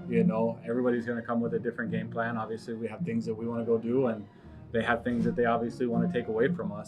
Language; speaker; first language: English; native; English